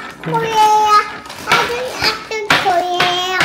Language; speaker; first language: Korean; early bilingual, heritage; Korean